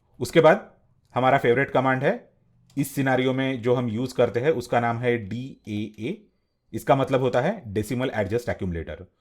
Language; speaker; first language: Hindi; non-native, local second language; Marathi